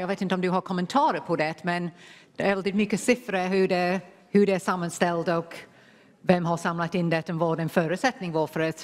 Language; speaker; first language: Swedish; non-native, fluent; English